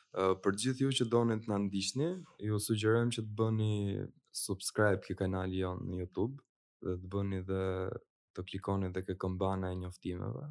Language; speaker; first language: Albanian; native; Albanian